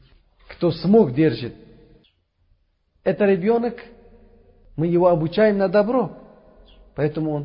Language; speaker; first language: Russian; non-native, learner; Uzbek